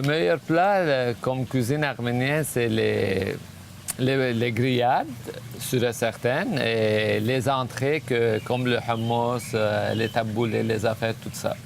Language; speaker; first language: French; non-native, fluent; Armenian